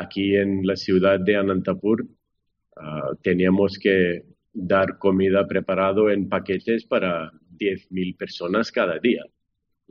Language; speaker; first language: Spanish; non-native, fluent; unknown